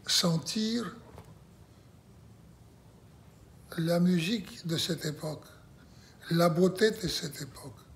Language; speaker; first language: French; non-native, learner; Russian